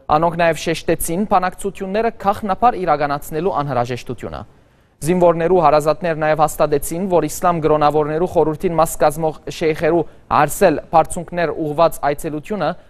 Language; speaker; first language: Armenian; early bilingual, heritage; Armenian